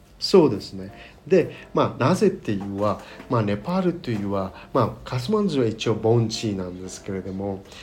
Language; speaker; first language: Japanese; non-native, fluent; Nepali